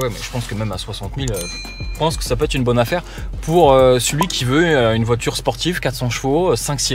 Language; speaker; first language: French; native; French